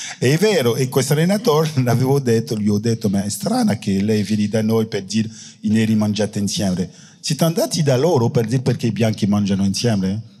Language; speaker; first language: Italian; non-native, fluent; French